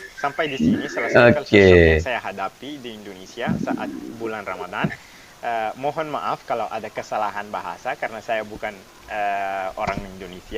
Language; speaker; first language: Indonesian; non-native, fluent; Arabic